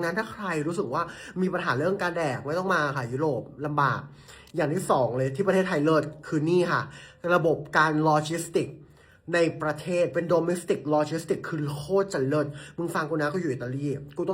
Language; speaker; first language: Thai; native; Thai